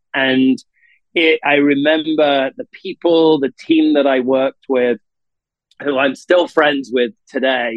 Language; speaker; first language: English; native; English